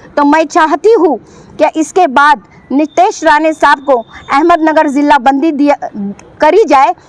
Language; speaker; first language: Hindi; native; Hindi